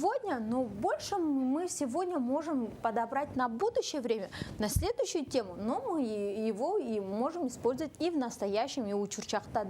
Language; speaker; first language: Russian; non-native, local second language; Kyrgyz